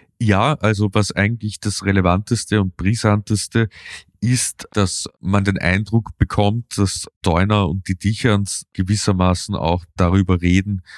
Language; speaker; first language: German; native; German